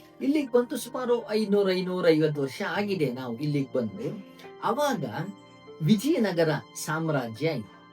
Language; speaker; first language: Kannada; non-native, local second language; Tamil